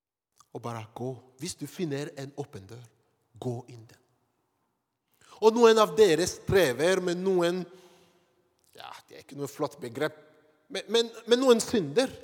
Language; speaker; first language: Norwegian; non-native, fluent; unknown